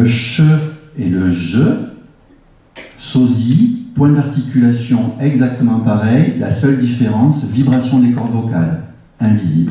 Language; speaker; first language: French; native; French